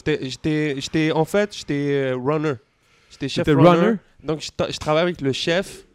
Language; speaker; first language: French; native; French